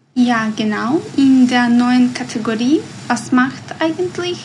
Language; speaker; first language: German; non-native, learner; Bosnian